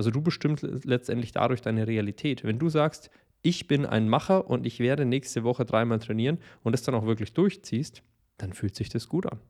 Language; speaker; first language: German; native; German